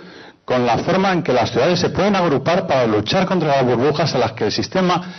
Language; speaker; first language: Spanish; native; Spanish